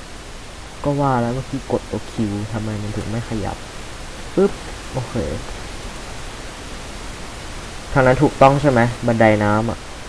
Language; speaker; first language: Thai; native; Thai